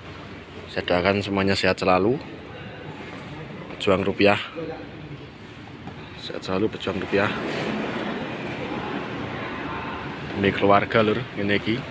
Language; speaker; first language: Indonesian; non-native, local second language; Javanese